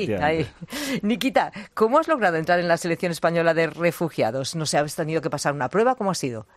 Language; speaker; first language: Spanish; native; Spanish